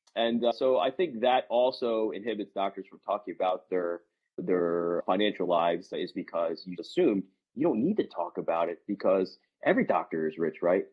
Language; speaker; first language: English; native; English